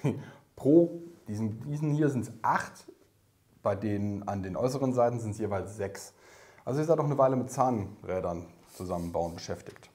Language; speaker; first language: German; native; German